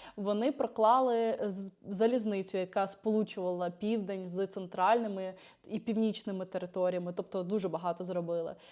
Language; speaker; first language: Ukrainian; native; Ukrainian